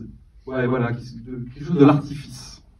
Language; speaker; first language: French; native; French